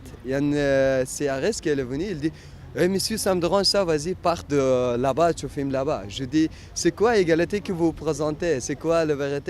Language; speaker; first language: French; non-native, learner; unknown